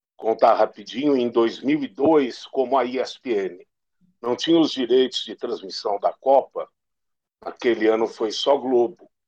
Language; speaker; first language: Portuguese; native; Portuguese